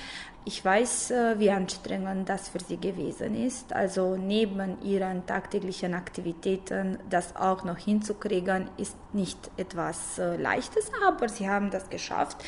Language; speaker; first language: German; non-native, fluent; Romanian